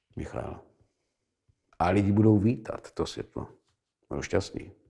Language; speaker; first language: Czech; native; Czech